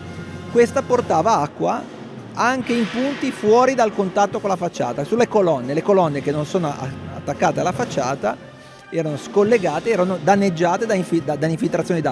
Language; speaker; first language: Italian; native; Italian